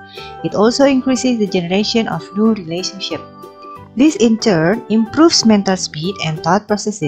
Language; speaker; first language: English; non-native, fluent; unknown